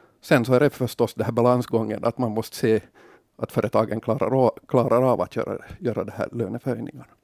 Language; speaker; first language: Swedish; native; Swedish